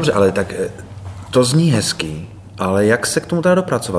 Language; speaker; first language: Czech; native; Czech